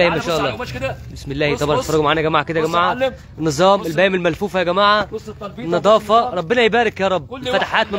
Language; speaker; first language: Arabic; native; Arabic